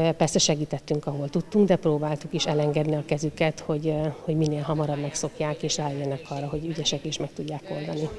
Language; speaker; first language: Hungarian; native; Hungarian